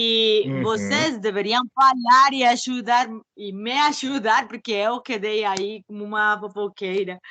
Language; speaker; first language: Portuguese; non-native, learner; Spanish